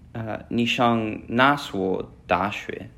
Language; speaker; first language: Chinese; non-native, learner; English